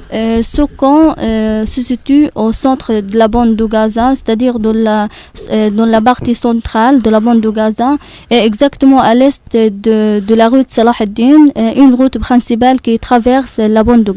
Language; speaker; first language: French; non-native, learner; Arabic